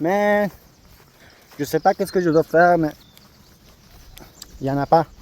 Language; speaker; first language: French; non-native, learner; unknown